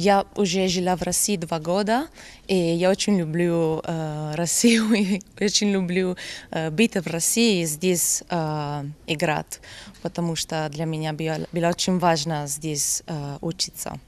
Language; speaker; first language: Russian; non-native, fluent; Italian